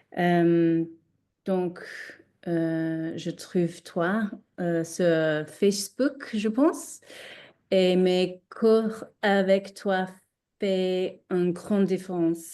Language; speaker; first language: French; non-native, learner; English